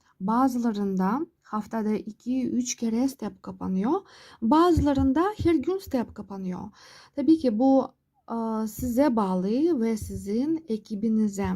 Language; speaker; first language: Turkish; non-native, fluent; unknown